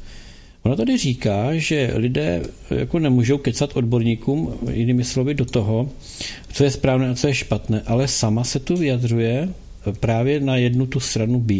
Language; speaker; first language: Czech; native; Czech